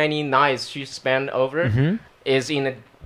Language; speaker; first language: English; non-native, fluent; Chinese